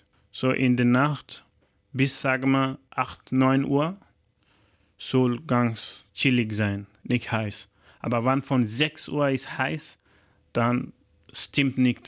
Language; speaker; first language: German; non-native, learner; Fula